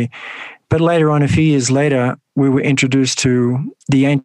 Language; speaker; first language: English; native; English